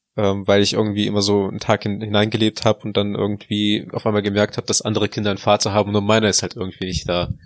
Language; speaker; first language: German; early bilingual, other home language; Russian